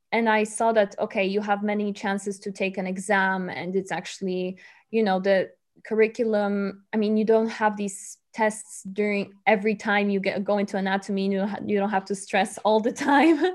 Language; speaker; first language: English; non-native, fluent; Polish